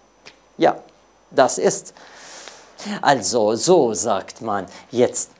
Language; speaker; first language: German; non-native, fluent; Arabic